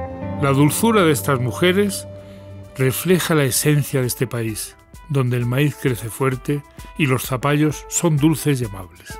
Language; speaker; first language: Spanish; native; Spanish